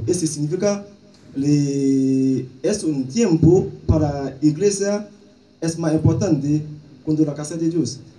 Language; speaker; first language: Spanish; non-native, learner; Haitian Creole